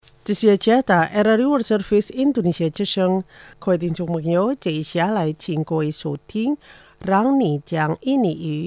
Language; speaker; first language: Chinese; non-native, fluent; Indonesian